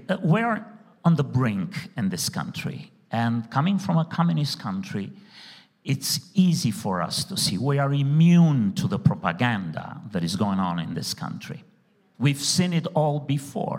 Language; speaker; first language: English; non-native, fluent; Romanian